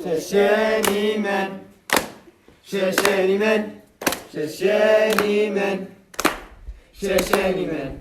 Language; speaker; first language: Chinese; non-native, learner; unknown